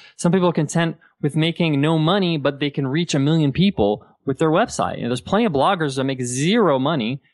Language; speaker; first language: English; native; English